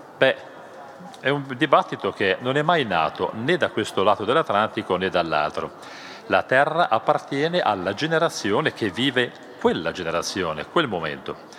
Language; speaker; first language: Italian; non-native, fluent; German